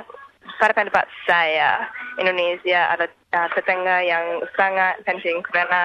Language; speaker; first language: Indonesian; non-native, learner; English